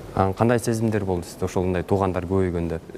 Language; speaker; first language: Kyrgyz; native; Kyrgyz